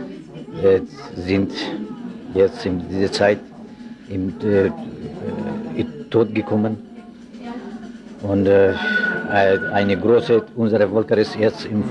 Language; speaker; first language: German; non-native, learner; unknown